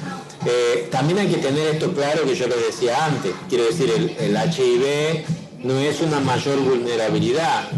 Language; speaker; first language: Spanish; native; Spanish